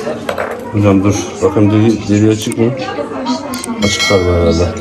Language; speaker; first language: Turkish; native; Turkish